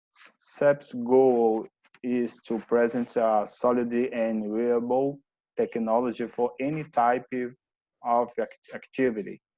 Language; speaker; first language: English; non-native, learner; Portuguese